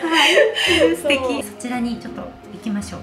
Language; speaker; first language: Japanese; native; Japanese